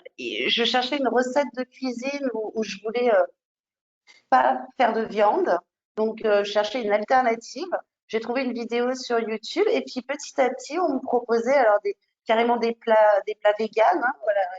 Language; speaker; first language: French; native; French